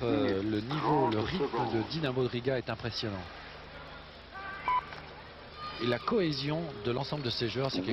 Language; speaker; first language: French; native; French